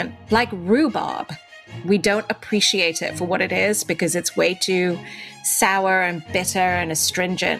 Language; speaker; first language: English; native; English